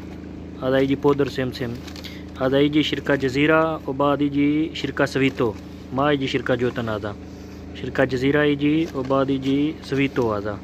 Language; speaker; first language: Arabic; non-native, learner; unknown